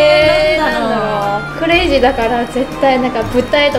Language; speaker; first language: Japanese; non-native, learner; Chinese